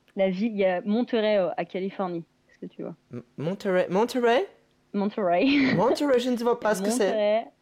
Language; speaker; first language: French; native; French